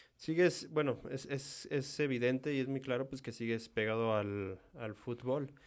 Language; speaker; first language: Spanish; native; Spanish